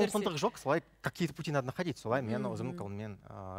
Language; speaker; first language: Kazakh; non-native, local second language; Russian